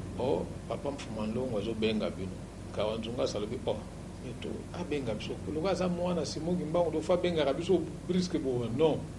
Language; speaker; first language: Lingala; non-native, local second language; Kongo